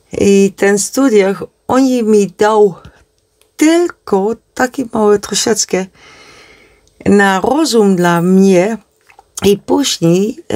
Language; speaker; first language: Polish; non-native, learner; Dutch